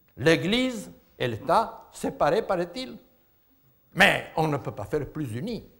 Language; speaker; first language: French; non-native, local second language; Basque